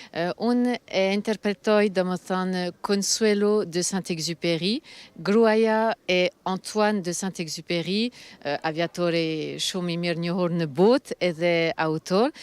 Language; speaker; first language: Albanian; early bilingual, heritage; Albanian